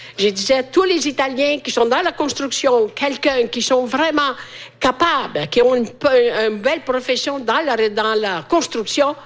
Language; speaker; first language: French; non-native, fluent; Italian